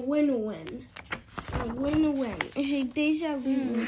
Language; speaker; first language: French; non-native, learner; English